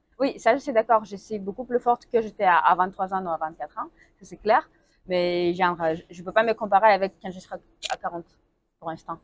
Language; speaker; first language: French; non-native, learner; Russian